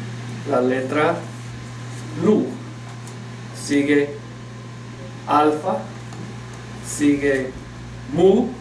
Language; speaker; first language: Spanish; non-native, fluent; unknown